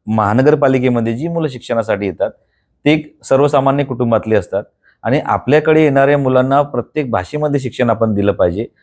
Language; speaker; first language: Marathi; non-native, local second language; Bhili